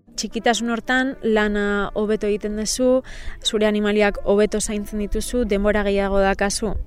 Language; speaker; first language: Basque; native; Basque